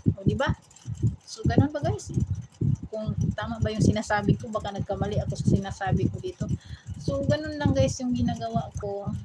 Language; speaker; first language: Filipino; non-native, local second language; Cebuano